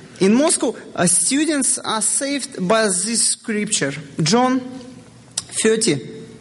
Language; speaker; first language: English; non-native, learner; Russian